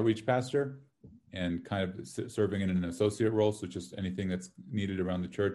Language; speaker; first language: English; native; English